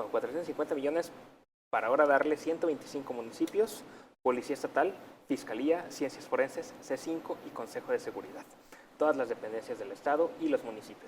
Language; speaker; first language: Spanish; native; Spanish